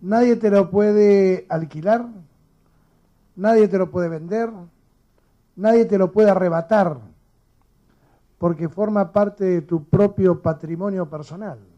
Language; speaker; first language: Spanish; native; Spanish